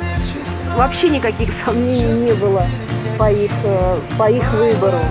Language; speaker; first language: Russian; native; Russian